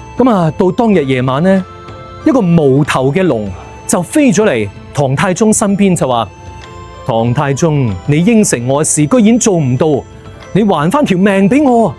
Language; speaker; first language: Cantonese; native; Cantonese